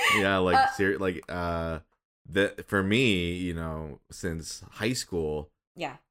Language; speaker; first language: English; native; English